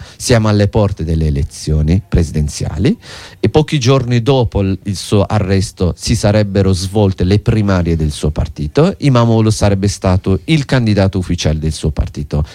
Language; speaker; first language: Italian; non-native, fluent; Turkish